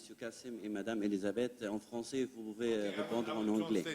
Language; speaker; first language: French; non-native, fluent; Arabic